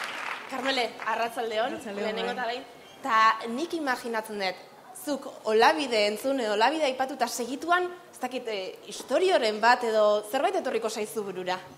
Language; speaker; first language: Basque; native; Basque